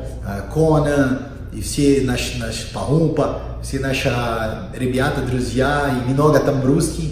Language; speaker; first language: Russian; non-native, learner; Portuguese